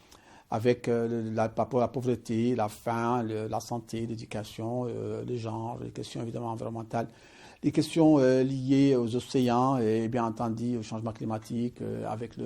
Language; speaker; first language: French; non-native, local second language; Arabic